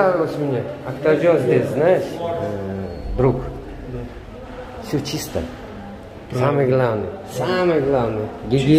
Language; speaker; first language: Russian; non-native, local second language; Uzbek